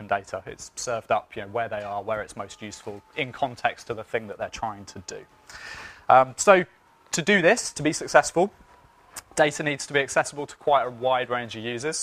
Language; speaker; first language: English; native; English